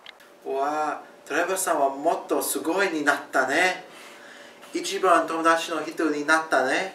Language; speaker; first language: Japanese; non-native, learner; English